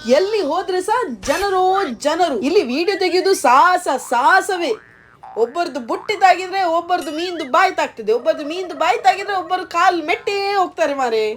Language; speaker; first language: Kannada; non-native, local second language; Tulu